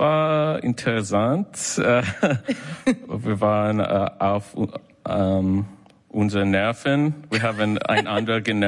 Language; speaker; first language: German; non-native, learner; English